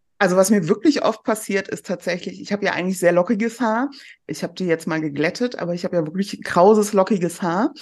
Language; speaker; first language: German; early bilingual, other home language; Persian